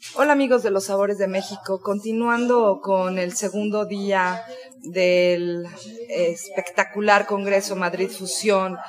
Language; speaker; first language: Spanish; native; Spanish